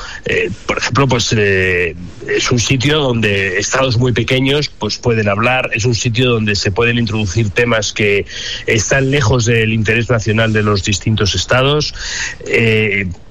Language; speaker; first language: Spanish; native; Spanish